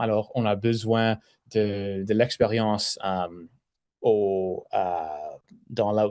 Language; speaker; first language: French; non-native, fluent; English